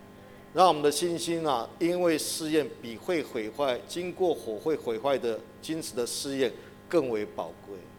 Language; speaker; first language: Chinese; native; Chinese